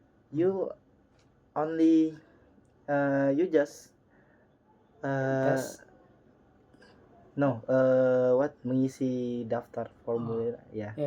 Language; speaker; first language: English; non-native, learner; Indonesian